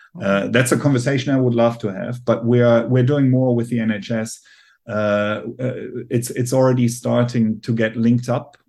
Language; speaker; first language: English; non-native, fluent; German